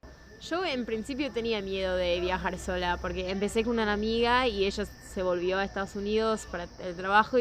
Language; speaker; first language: Spanish; non-native, fluent; English